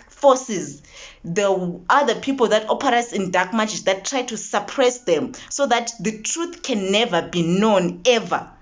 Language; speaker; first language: English; non-native, local second language; Zulu